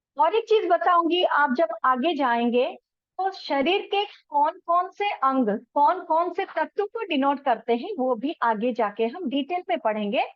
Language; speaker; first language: Hindi; non-native, local second language; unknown